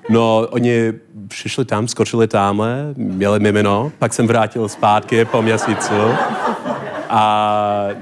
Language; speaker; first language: Czech; non-native, learner; English